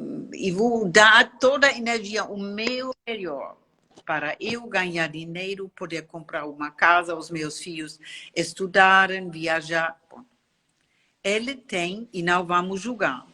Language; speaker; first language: Portuguese; non-native, learner; German